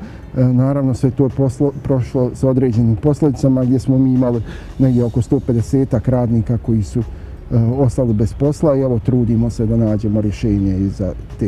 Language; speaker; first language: Bosnian; native; Bosnian